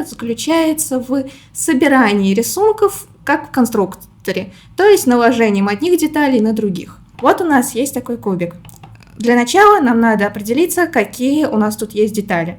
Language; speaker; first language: Russian; native; Russian